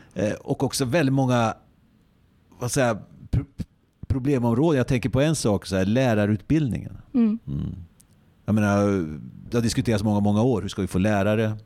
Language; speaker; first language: Swedish; native; Swedish